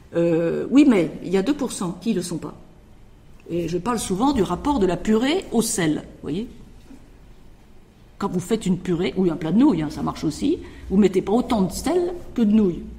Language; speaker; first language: French; native; French